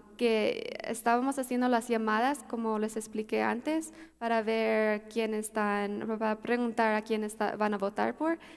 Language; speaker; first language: Spanish; early bilingual, heritage; Spanish